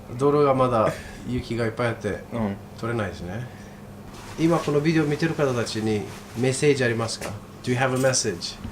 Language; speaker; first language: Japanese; non-native, fluent; Romanian